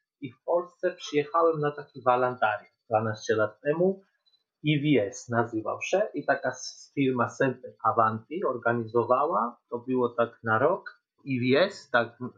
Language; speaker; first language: Polish; non-native, fluent; Georgian